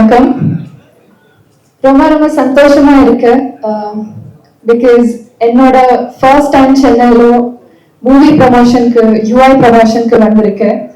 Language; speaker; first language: Tamil; non-native, learner; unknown